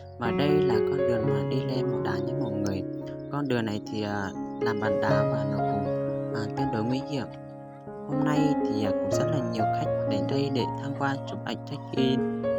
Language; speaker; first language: Vietnamese; non-native, local second language; Hmong